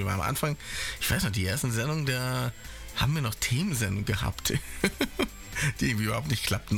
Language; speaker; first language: German; native; German